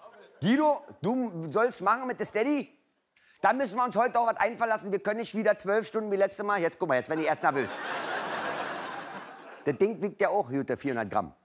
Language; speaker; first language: German; native; German